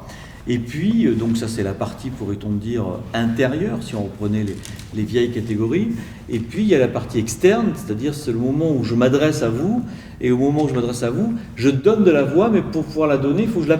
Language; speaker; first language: French; native; French